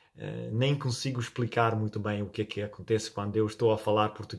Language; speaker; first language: Portuguese; non-native, fluent; Italian